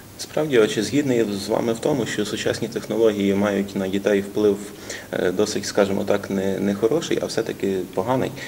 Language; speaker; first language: Ukrainian; native; Ukrainian